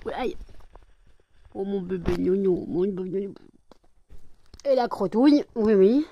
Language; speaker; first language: French; native; French